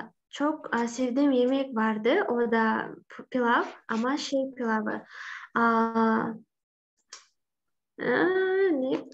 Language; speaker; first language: Turkish; non-native, learner; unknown